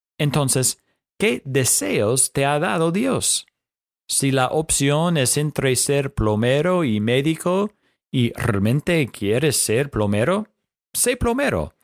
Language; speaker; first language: Spanish; non-native, fluent; English